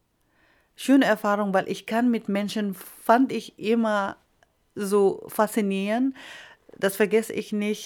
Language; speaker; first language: German; non-native, fluent; Iloko